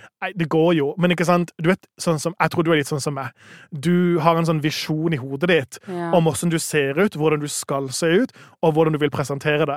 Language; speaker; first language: Norwegian; native; Norwegian